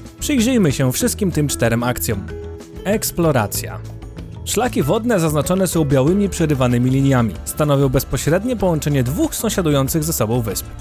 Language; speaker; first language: Polish; native; Polish